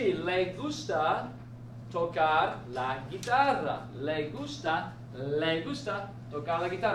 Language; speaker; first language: Spanish; non-native, fluent; English